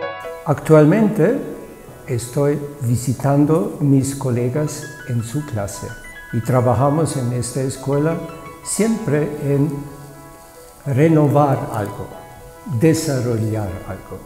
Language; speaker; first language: Spanish; non-native, fluent; German